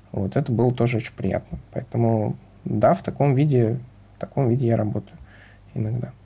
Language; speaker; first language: Russian; native; Russian